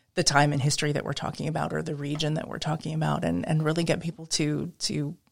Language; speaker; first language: English; native; English